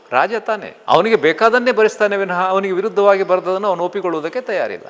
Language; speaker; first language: Kannada; non-native, local second language; Tulu